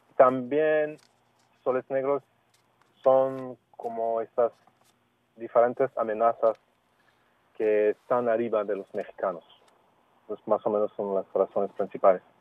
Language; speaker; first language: Spanish; non-native, fluent; French